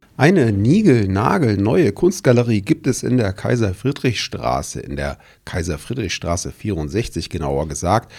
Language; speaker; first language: German; native; German